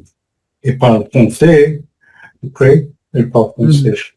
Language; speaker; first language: French; non-native, learner; English